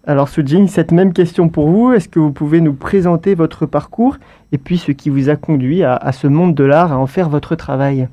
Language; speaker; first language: French; native; French